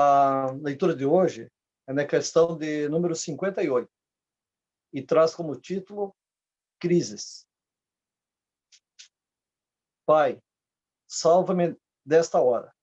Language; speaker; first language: Portuguese; native; Portuguese